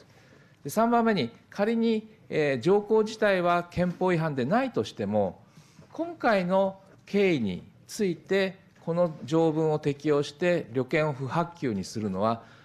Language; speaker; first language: Japanese; native; Japanese